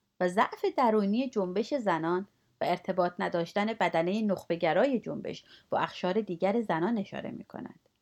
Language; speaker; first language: Persian; native; Persian